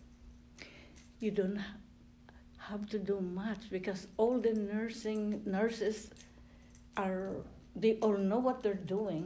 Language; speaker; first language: English; non-native, local second language; Filipino